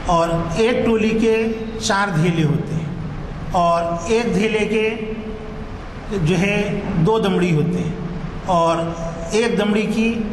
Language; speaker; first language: Urdu; native; Urdu